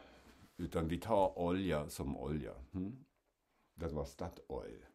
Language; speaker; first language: Swedish; non-native, fluent; German